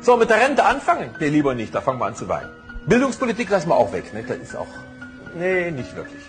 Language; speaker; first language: German; native; German